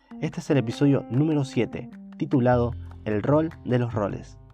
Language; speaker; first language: Spanish; native; Spanish